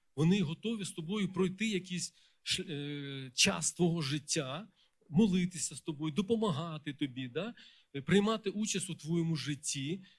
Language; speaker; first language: Ukrainian; non-native, local second language; Russian